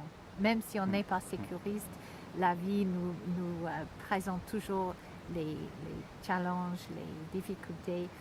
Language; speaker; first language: French; non-native, fluent; English